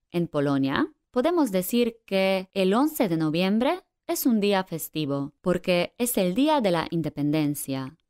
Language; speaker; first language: Spanish; non-native, fluent; Polish